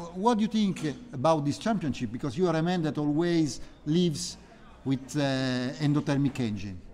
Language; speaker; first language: English; non-native, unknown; Italian